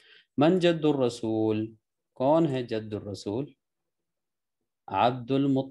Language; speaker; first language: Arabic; non-native, fluent; Urdu